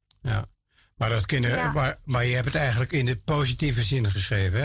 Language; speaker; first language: Dutch; native; Dutch